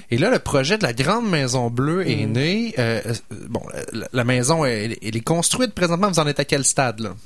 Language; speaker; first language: French; native; French